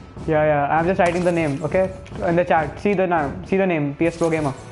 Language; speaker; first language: English; non-native, local second language; Hindi